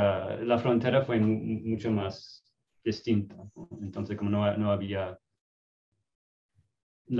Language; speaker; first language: Spanish; non-native, fluent; English